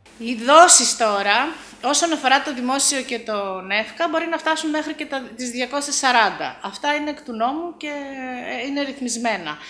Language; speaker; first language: Greek; native; Greek